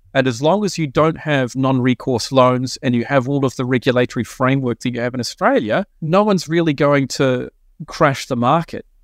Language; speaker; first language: English; native; English